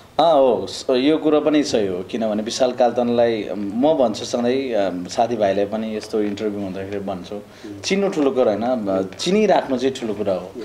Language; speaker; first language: Nepali; non-native, local second language; Eastern Tamang